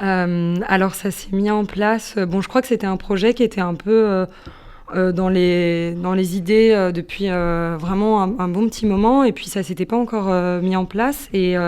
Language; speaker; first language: French; native; French